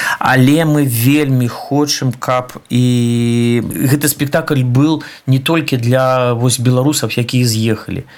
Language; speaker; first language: Belarusian; non-native, local second language; Russian